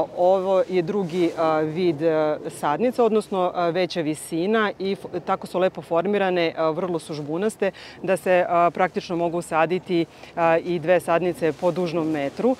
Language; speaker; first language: Croatian; native; Croatian